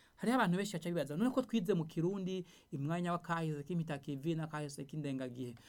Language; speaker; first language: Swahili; non-native, local second language; Rundi